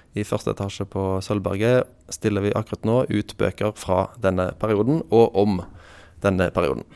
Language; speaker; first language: Norwegian; native; Norwegian